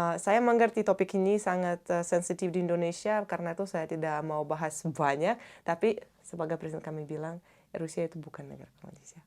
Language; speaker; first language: Indonesian; non-native, fluent; Russian